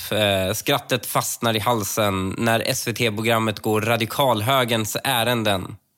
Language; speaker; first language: Swedish; early bilingual, other home language; Persian